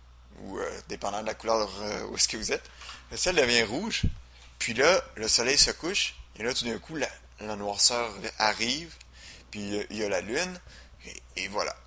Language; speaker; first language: French; native; French